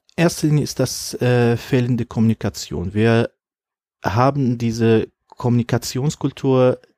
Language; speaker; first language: German; non-native, fluent; Arabic